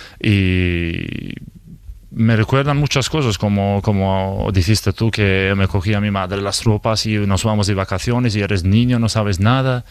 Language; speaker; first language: Spanish; non-native, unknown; Albanian